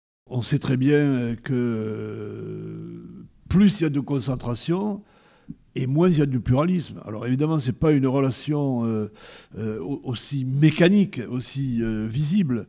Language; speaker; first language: French; native; French